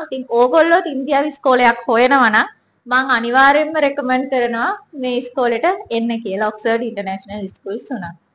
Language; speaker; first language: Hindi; non-native, learner; Sinhala